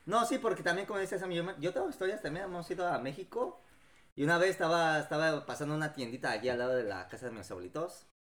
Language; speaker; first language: Spanish; early bilingual, heritage; Spanish